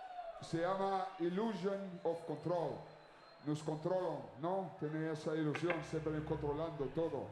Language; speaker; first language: Spanish; non-native, learner; Portuguese